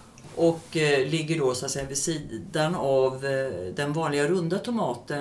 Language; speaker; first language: Swedish; native; Swedish